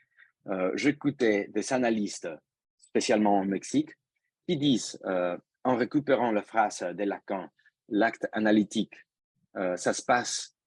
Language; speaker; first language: French; non-native, fluent; Spanish